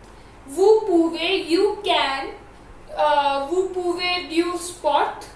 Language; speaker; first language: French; non-native, learner; Hindi